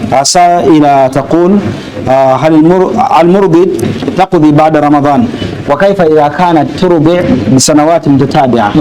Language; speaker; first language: Arabic; non-native, fluent; Ganda